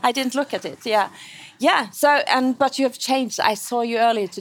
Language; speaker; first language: English; non-native, fluent; Norwegian